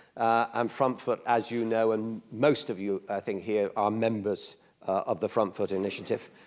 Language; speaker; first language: English; native; English